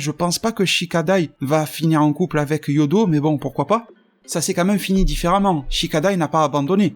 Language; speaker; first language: French; native; French